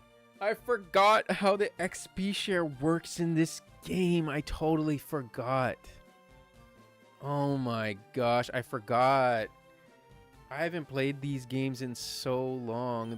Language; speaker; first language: English; native; English